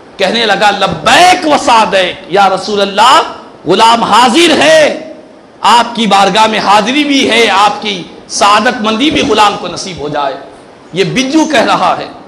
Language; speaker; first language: Urdu; native; Urdu